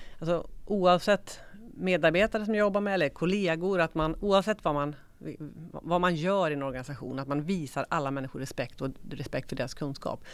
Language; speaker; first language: Swedish; native; Swedish